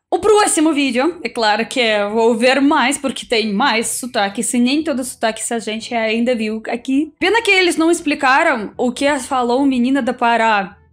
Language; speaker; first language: Portuguese; non-native, fluent; Russian